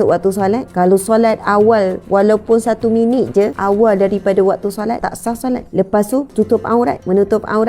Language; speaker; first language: Malay; native; Malay